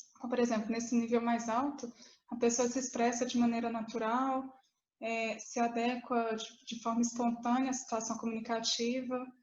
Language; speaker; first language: Portuguese; native; Portuguese